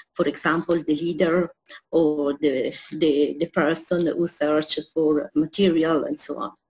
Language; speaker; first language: English; non-native, fluent; Italian